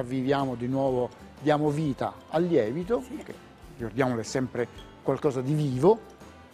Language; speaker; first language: Italian; native; Italian